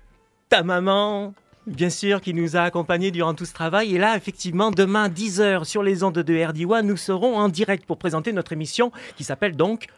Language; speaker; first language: French; native; French